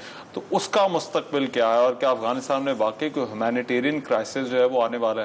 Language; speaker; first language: Urdu; native; Urdu